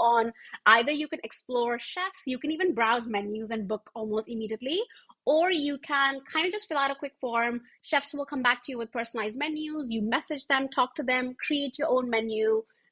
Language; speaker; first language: English; non-native, local second language; Hindi